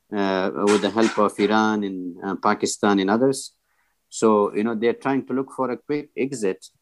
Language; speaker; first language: English; non-native, fluent; Persian